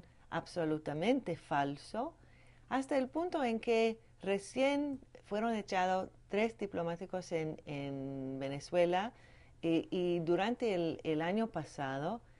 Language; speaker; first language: Spanish; non-native, fluent; English